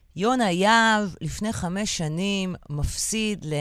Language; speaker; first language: Hebrew; native; Hebrew